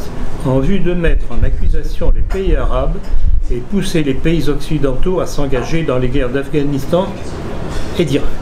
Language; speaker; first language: French; native; French